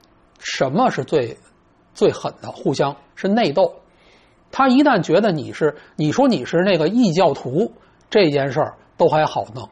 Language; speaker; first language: Chinese; native; Chinese